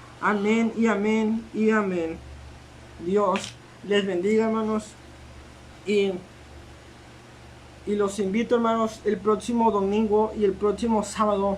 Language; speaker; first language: Spanish; native; Spanish